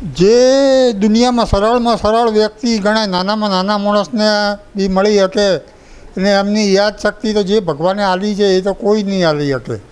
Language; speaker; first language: Gujarati; non-native, local second language; Sindhi